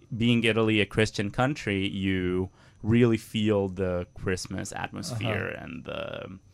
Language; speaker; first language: English; non-native, fluent; Italian